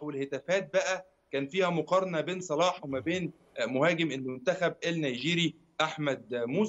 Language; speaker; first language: Arabic; native; Arabic